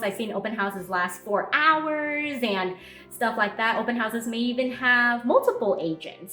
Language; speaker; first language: English; native; English